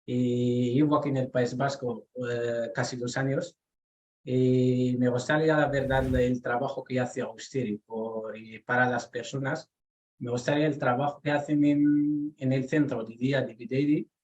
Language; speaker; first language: Spanish; non-native, fluent; Arabic